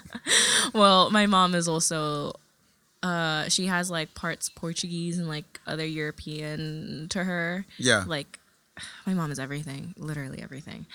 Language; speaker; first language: English; early bilingual, other home language; Filipino